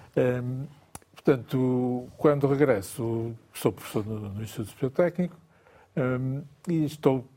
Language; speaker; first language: Portuguese; native; Portuguese